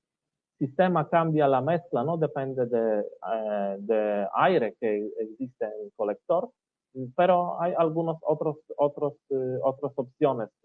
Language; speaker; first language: Spanish; non-native, learner; Polish